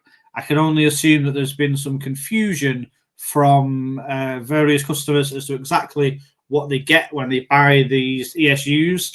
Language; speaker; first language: English; native; English